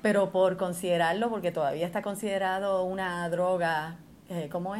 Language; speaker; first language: Spanish; early bilingual, heritage; Spanish